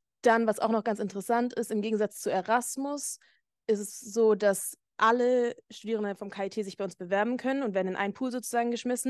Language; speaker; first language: German; native; German